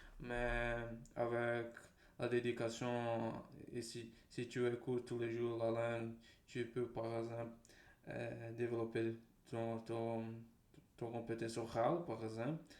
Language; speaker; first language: French; non-native, learner; Portuguese